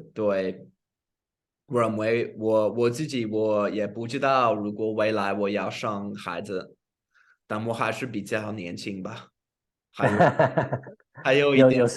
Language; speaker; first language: Chinese; non-native, fluent; English